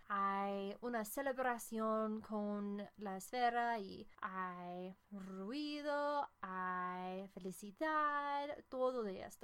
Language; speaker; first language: Spanish; non-native, fluent; English